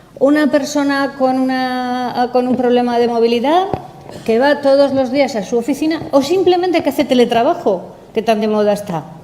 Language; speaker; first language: Spanish; native; Spanish